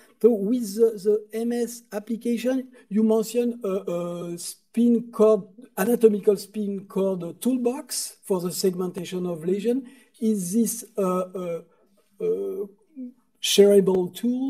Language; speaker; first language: English; non-native, fluent; French